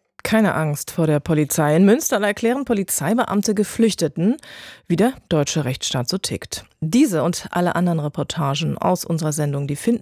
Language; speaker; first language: German; native; German